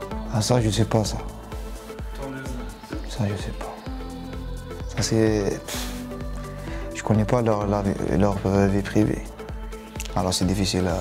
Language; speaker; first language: French; non-native, local second language; Arabic